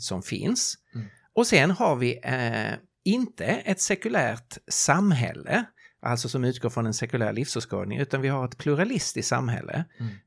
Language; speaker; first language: Swedish; native; Swedish